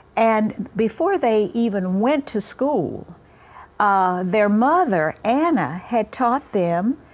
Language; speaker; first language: English; native; English